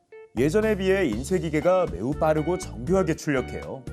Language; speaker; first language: Korean; native; Korean